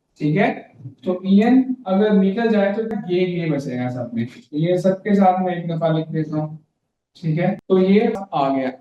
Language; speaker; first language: Urdu; native; Urdu